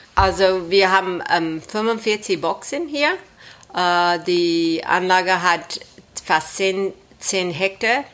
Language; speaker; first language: German; non-native, fluent; English